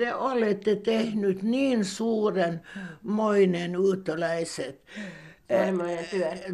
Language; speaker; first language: Finnish; non-native, local second language; Swedish